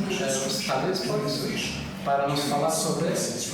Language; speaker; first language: Portuguese; non-native, learner; Turkish